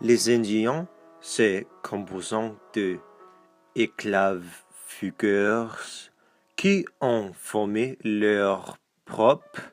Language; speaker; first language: French; non-native, learner; Danish